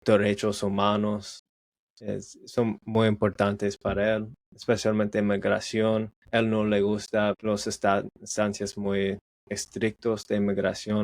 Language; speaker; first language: Spanish; non-native, learner; English